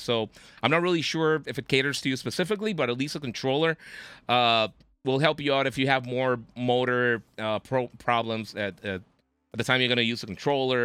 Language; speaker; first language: English; non-native, local second language; Spanish